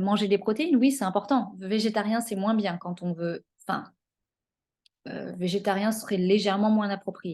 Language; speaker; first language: French; native; French